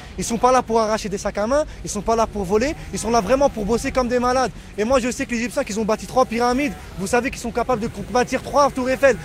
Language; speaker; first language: French; early bilingual, other home language; Arabic